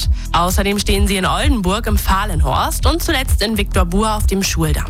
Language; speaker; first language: German; native; German